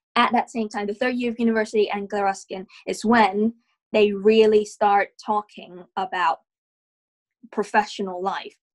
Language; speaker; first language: English; non-native, fluent; Vietnamese